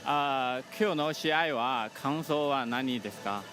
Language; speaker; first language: Japanese; non-native, fluent; Chinese